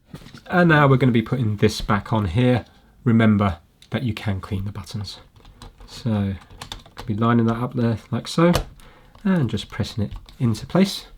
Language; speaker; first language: English; native; English